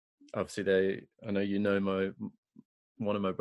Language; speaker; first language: English; native; English